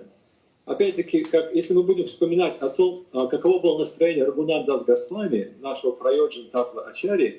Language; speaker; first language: Russian; native; Russian